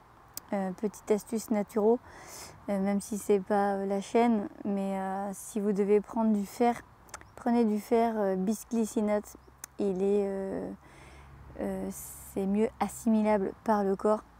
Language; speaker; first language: French; native; French